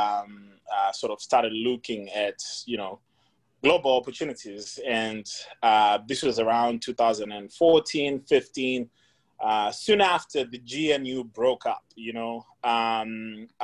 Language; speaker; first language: English; non-native, local second language; Shona